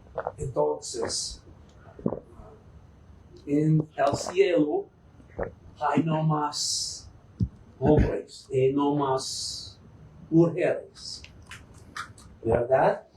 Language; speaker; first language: Spanish; non-native, learner; English